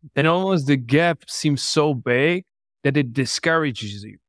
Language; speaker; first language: English; non-native, fluent; Czech